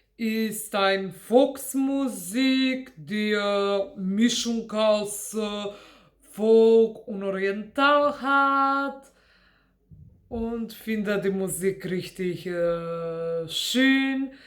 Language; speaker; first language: German; non-native, fluent; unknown